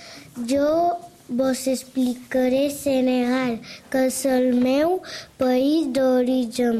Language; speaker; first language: Catalan; early bilingual, other home language; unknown